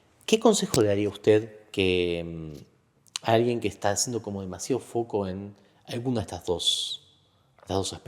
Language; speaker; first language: Spanish; native; Spanish